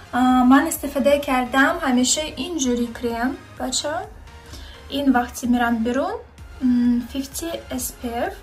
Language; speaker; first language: Persian; non-native, learner; Turkish